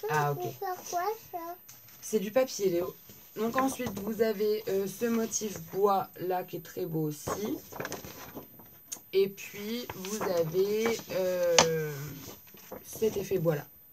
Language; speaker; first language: French; native; French